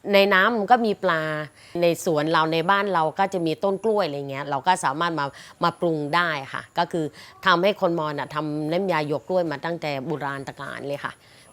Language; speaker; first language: Thai; non-native, local second language; Mon